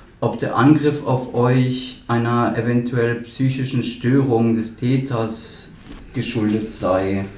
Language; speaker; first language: German; native; German